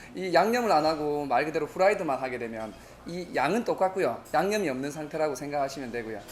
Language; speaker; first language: Korean; native; Korean